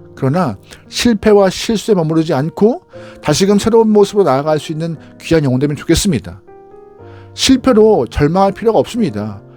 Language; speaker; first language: Korean; native; Korean